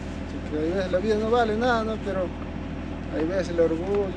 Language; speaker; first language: Spanish; non-native, local second language; Quechua